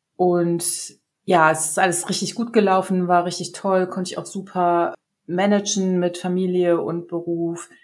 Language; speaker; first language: German; early bilingual, other home language; Serbian